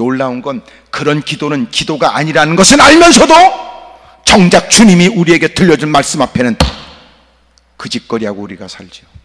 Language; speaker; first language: Korean; native; Korean